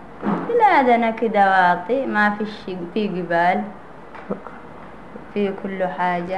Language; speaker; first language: Arabic; non-native, learner; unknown